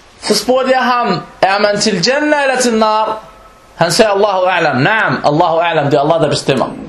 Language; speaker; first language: Danish; non-native, fluent; Arabic